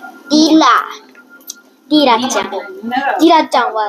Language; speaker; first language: Japanese; early bilingual, heritage; Japanese